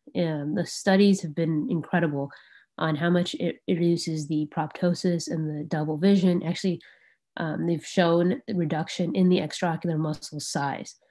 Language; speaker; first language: English; native; English